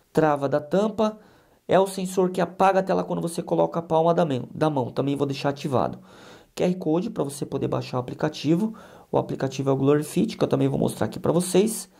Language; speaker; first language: Portuguese; native; Portuguese